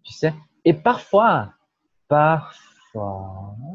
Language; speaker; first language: French; non-native, fluent; Portuguese